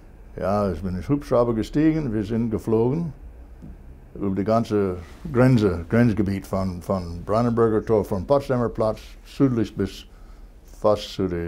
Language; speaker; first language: German; non-native, learner; English